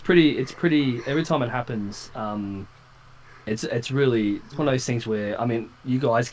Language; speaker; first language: English; native; English